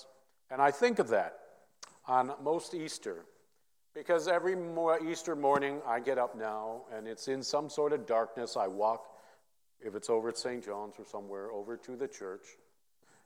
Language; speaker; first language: English; early bilingual, other home language; Vietnamese